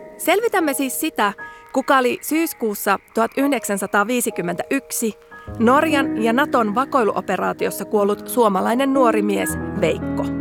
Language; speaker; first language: Finnish; native; Finnish